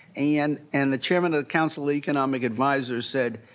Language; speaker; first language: English; native; English